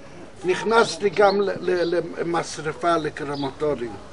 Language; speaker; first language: Hebrew; non-native, fluent; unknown